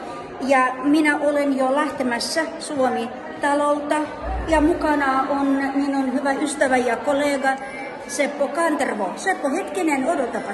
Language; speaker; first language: Finnish; non-native, fluent; Russian